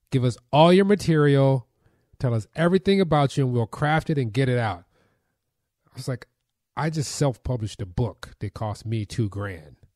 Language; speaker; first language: English; native; English